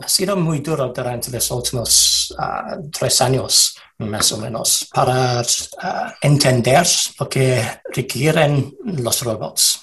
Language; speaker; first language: Spanish; non-native, learner; English